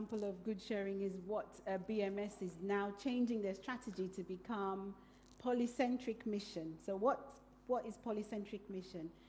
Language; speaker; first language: English; non-native, local second language; Yoruba